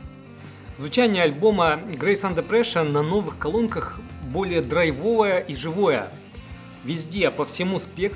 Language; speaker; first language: Russian; native; Russian